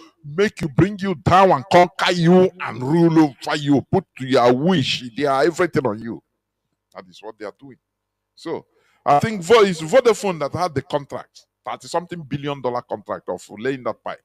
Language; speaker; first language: English; non-native, local second language; Igbo